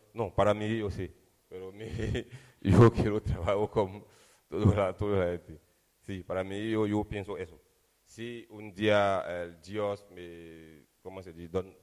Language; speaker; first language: Spanish; non-native, learner; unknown